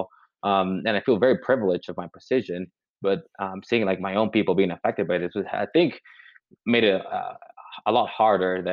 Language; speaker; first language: English; non-native, fluent; Spanish